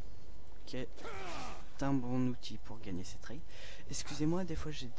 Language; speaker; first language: French; native; French